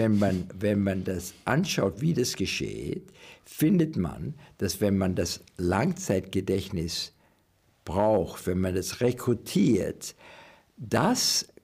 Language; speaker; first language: German; non-native, learner; English